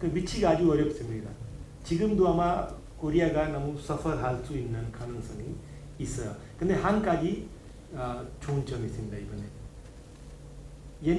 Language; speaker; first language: Korean; non-native, learner; Hindi